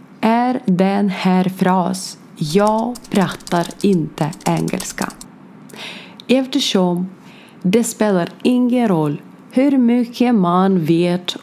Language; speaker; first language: Swedish; non-native, learner; Ukrainian